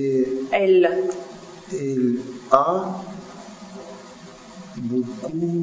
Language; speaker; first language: French; non-native, learner; Russian